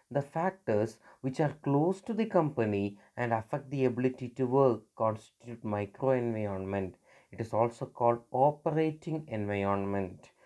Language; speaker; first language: English; non-native, local second language; Malayalam